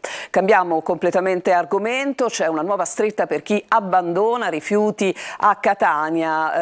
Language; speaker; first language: Italian; native; Italian